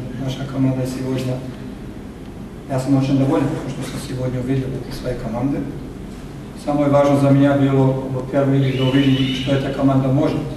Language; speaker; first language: Russian; non-native, learner; Macedonian